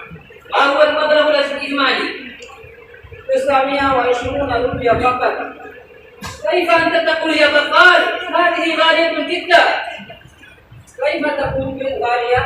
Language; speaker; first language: Arabic; non-native, learner; Urdu